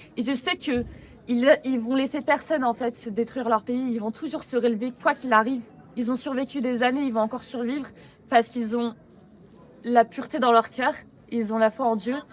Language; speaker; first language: French; native; French